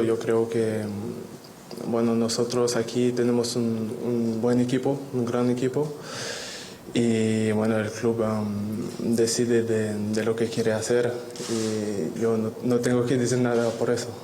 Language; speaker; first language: Spanish; non-native, fluent; French